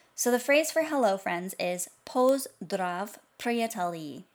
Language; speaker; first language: English; native; English